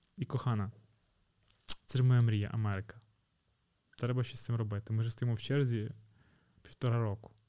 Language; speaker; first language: Ukrainian; native; Ukrainian